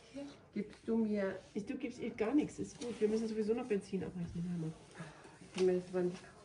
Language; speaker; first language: German; native; German